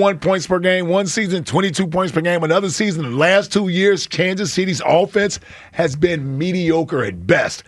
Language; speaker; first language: English; native; English